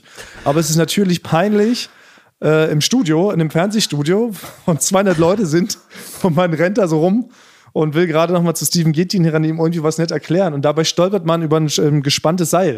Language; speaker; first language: German; native; German